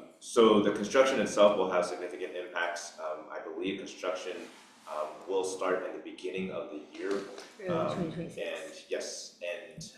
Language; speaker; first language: English; native; English